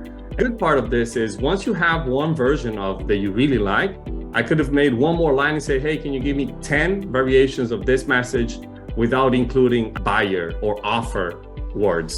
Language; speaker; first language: English; non-native, fluent; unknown